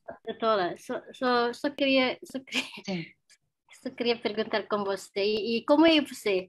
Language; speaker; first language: Portuguese; non-native, learner; Tetum